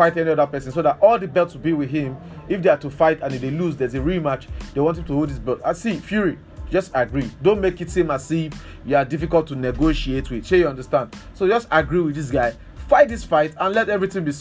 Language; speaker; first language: English; non-native, local second language; Yoruba